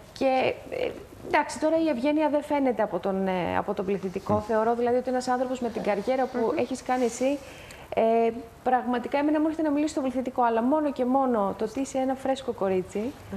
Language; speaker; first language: Greek; native; Greek